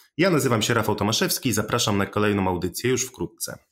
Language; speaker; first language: Polish; native; Polish